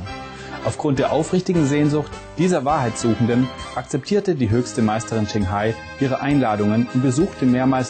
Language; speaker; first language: German; native; German